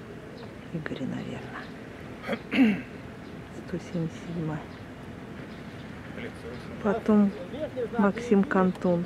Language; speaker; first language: Russian; native; Russian